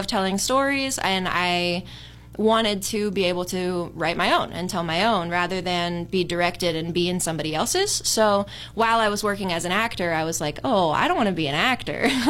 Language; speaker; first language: English; native; English